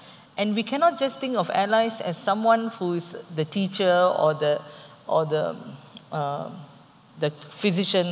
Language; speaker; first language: English; non-native, local second language; Tamil